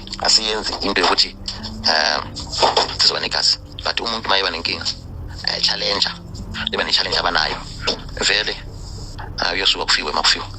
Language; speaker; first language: Zulu; non-native, fluent; Nyanja